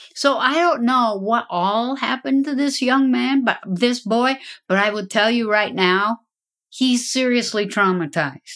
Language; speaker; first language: English; native; English